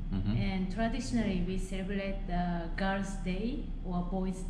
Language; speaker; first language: English; non-native, fluent; Japanese